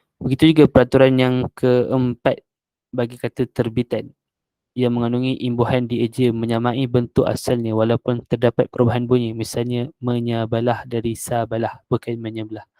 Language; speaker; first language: Malay; native; Malay